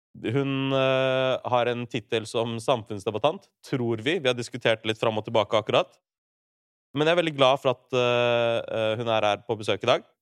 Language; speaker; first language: Norwegian; early bilingual, other home language; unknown